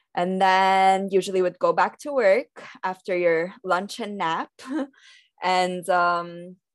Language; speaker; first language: English; early bilingual, heritage; Italian